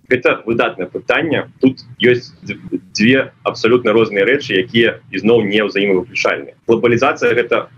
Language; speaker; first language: Belarusian; non-native, local second language; Russian